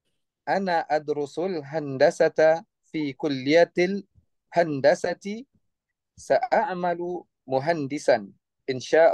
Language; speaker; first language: Arabic; non-native, learner; Indonesian